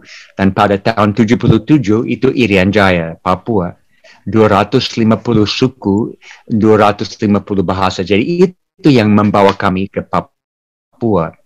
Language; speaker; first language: Indonesian; non-native, fluent; English